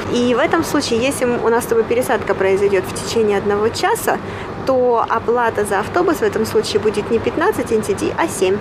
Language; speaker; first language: Russian; native; Russian